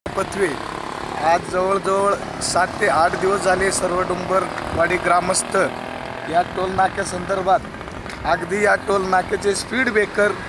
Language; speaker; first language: Marathi; native; Marathi